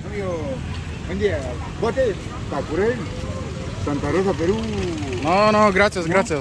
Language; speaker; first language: Spanish; non-native, learner; Polish